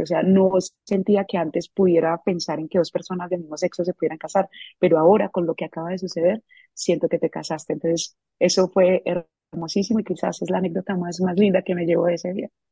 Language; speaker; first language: Spanish; native; Spanish